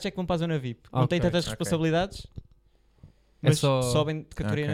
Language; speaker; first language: Portuguese; native; Portuguese